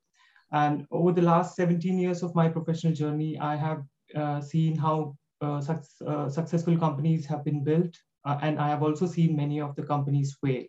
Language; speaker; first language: English; non-native, local second language; Hindi